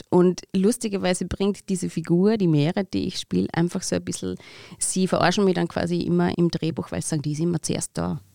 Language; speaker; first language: German; native; German